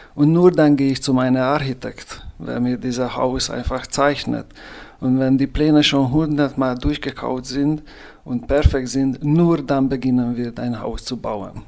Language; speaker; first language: German; non-native, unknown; Hungarian